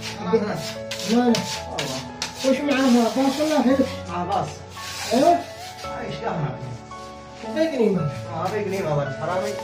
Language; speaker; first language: Arabic; non-native, learner; Filipino